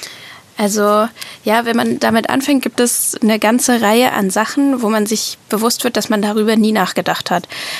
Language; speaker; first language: German; native; German